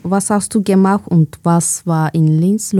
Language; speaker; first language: German; non-native, fluent; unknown